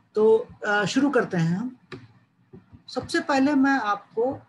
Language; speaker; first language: Hindi; native; Hindi